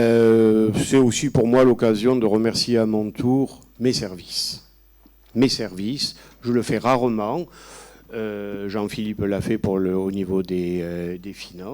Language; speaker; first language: French; native; French